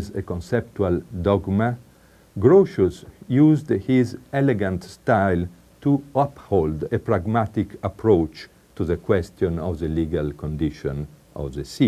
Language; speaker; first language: English; non-native, fluent; Italian